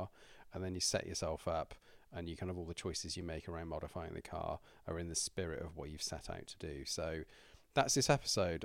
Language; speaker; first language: English; native; English